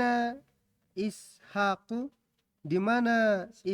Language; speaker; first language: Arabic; non-native, learner; Indonesian